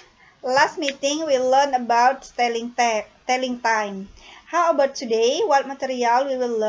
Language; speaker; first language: English; non-native, learner; Indonesian